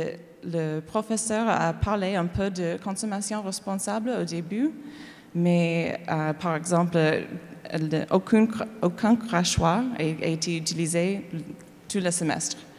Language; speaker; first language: French; non-native, learner; English